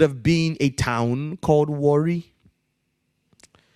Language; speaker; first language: English; non-native, local second language; Yoruba